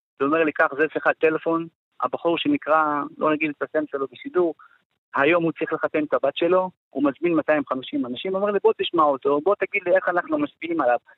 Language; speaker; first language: Hebrew; non-native, local second language; Arabic